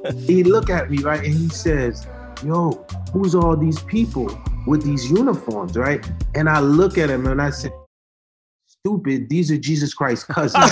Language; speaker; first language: English; early bilingual, other home language; Haitian Creole